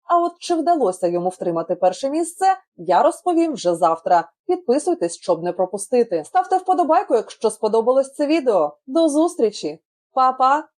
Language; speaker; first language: Ukrainian; native; Ukrainian